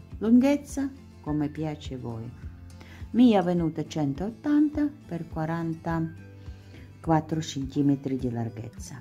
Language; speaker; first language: Italian; non-native, learner; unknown